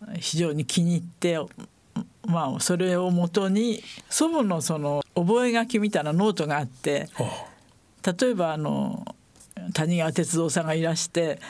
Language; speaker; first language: Japanese; native; Japanese